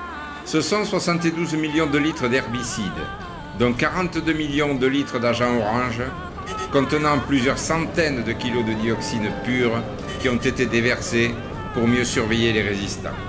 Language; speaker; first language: French; native; French